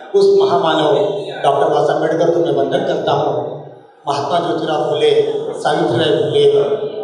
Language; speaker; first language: Hindi; non-native, local second language; Marathi